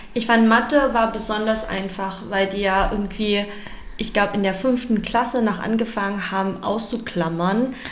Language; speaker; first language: German; early bilingual, other home language; Vietnamese